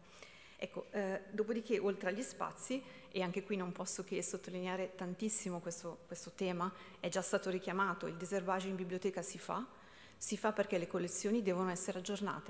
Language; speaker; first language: Italian; native; Italian